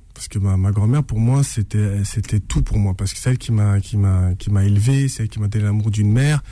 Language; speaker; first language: French; native; French